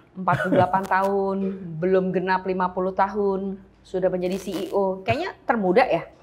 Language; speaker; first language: Indonesian; native; Indonesian